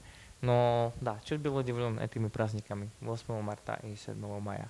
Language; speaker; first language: Russian; non-native, fluent; Slovak